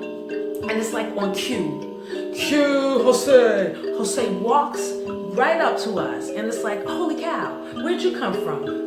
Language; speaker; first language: English; native; English